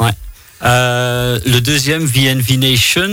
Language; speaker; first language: French; non-native, local second language; Dutch